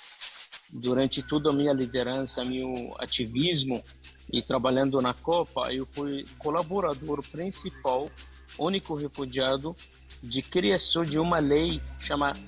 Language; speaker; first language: Portuguese; non-native, fluent; Arabic